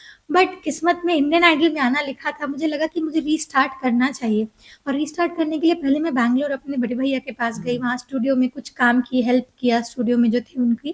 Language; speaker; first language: Hindi; native; Hindi